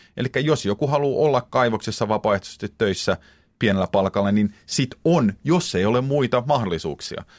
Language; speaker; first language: Finnish; early bilingual, heritage; Finnish